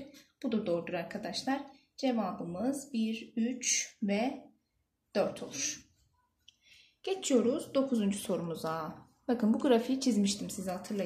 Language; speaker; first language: Turkish; native; Turkish